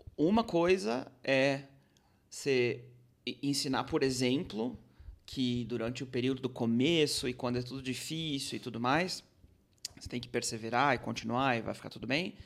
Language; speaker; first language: Portuguese; native; Portuguese